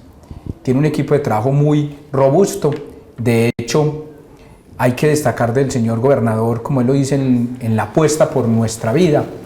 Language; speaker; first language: Spanish; native; Spanish